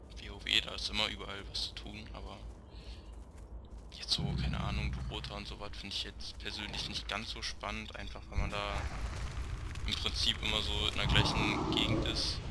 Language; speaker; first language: German; native; German